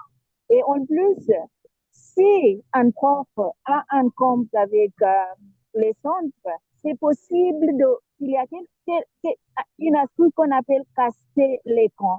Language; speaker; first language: French; non-native, fluent; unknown